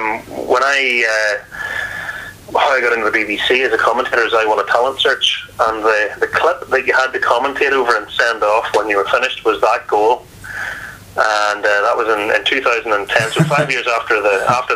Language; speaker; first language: English; native; English